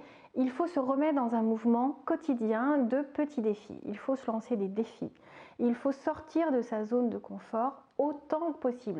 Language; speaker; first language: French; native; French